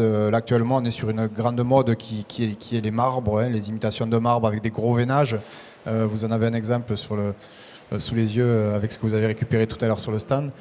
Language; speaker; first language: French; native; French